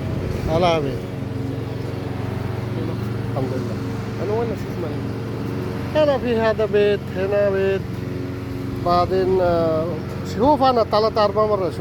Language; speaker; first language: Arabic; non-native, learner; Bangla